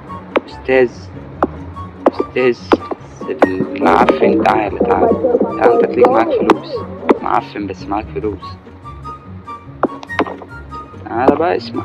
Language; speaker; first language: Arabic; native; Arabic